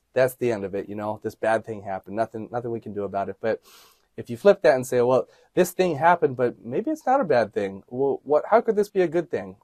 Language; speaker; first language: English; native; English